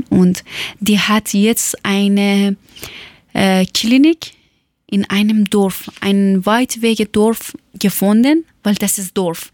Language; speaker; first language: German; non-native, learner; Persian